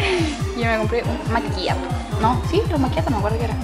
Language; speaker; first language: Spanish; native; Spanish